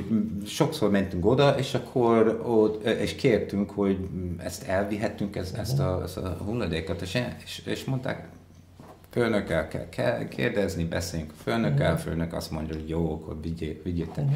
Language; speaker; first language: Hungarian; non-native, fluent; English